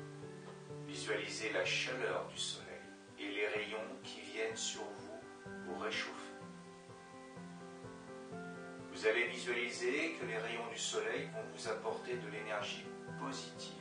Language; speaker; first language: French; native; French